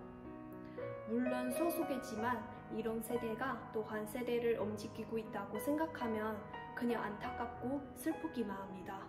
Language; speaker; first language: Korean; non-native, fluent; Chinese